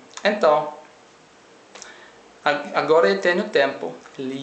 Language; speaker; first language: Portuguese; non-native, learner; German